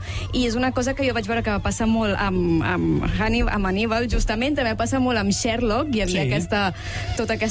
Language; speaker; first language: Catalan; native; Catalan